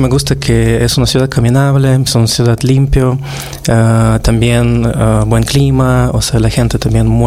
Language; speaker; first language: Spanish; non-native, fluent; Russian